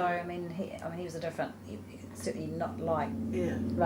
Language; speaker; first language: English; native; English